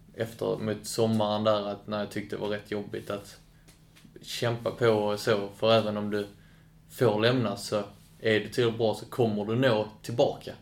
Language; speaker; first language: Swedish; native; Swedish